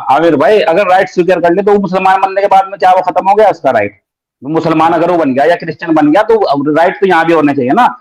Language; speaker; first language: Hindi; native; Hindi